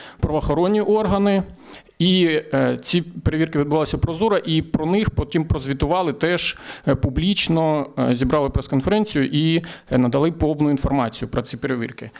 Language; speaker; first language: Ukrainian; native; Ukrainian